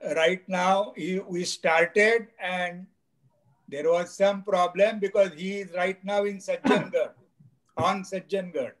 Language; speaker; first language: English; non-native, local second language; Marathi